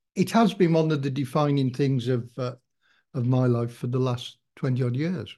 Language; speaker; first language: English; native; English